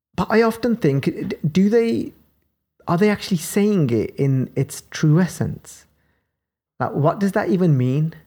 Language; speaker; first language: English; native; English